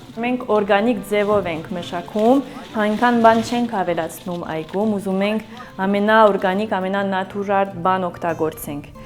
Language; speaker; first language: Armenian; early bilingual, heritage; Armenian